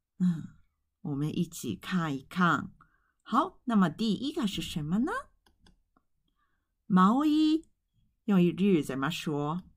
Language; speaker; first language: Chinese; non-native, fluent; Japanese